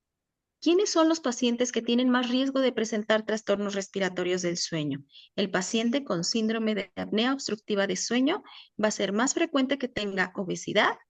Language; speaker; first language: Spanish; native; Spanish